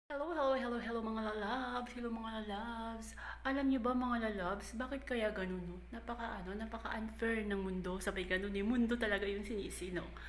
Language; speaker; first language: Filipino; non-native, local second language; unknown